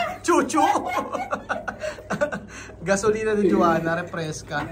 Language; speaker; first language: Spanish; non-native, learner; Filipino